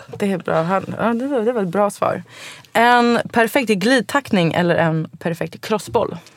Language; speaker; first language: Swedish; native; Swedish